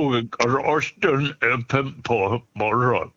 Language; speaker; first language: Swedish; native; Swedish